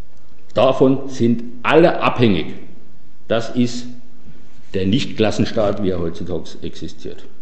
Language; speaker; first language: German; native; German